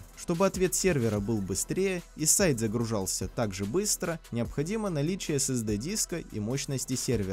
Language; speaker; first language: Russian; native; Russian